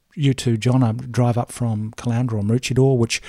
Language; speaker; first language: English; native; English